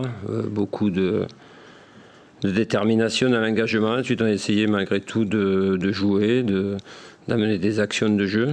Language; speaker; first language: French; native; French